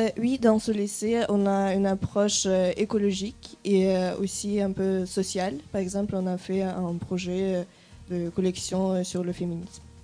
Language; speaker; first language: French; non-native, fluent; Russian